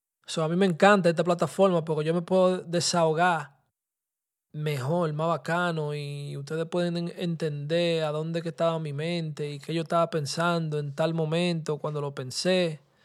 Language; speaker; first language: Spanish; early bilingual, heritage; Spanish